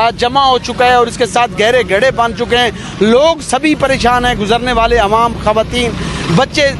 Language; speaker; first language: Urdu; non-native, local second language; Saraiki